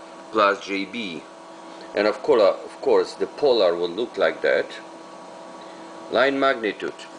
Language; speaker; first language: English; non-native, fluent; Polish